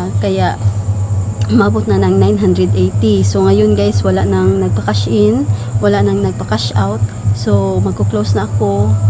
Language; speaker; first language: Filipino; non-native, local second language; Cebuano